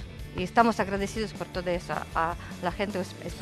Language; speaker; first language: Spanish; non-native, fluent; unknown